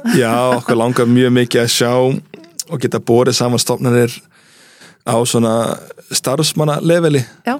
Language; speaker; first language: Icelandic; early bilingual, heritage; Icelandic